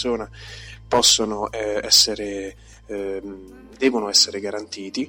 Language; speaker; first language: Italian; native; Italian